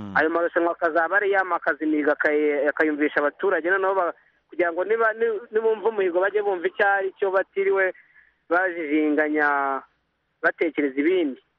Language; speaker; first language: Kinyarwanda; native; Kinyarwanda